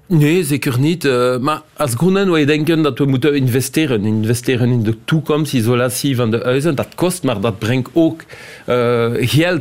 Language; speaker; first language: Dutch; non-native, local second language; French